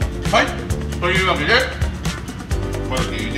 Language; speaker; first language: Japanese; native; Japanese